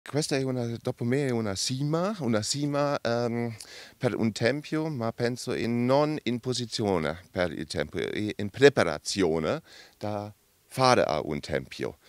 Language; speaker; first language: Italian; non-native, learner; German